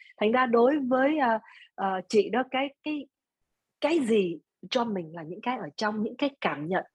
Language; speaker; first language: Vietnamese; early bilingual, other home language; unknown